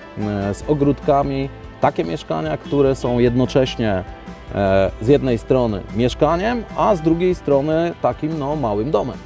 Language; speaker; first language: Polish; native; Polish